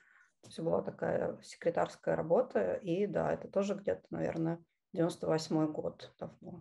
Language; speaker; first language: Russian; native; Russian